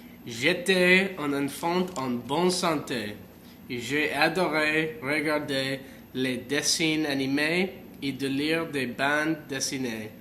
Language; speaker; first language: French; non-native, learner; English